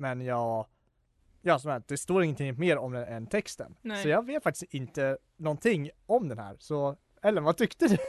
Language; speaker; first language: Swedish; native; Swedish